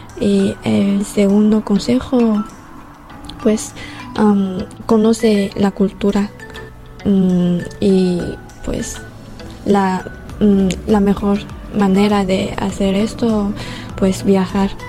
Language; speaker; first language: Spanish; non-native, fluent; Chinese